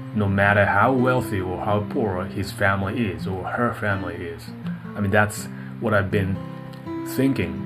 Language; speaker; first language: English; non-native, fluent; Japanese